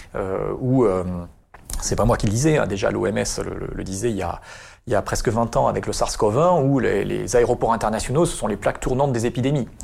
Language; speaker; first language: French; native; French